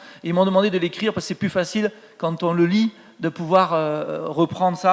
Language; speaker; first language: French; native; French